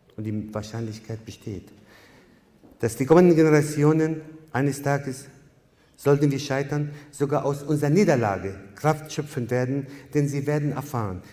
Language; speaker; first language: German; non-native, fluent; Arabic